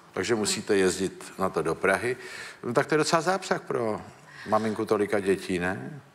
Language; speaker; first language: Czech; native; Czech